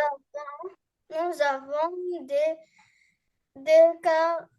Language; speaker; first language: French; non-native, learner; Arabic